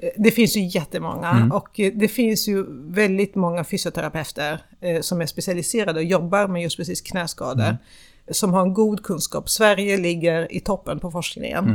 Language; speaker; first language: Swedish; native; Swedish